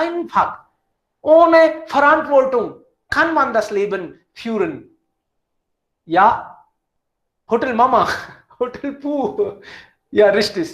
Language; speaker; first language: German; non-native, fluent; Hindi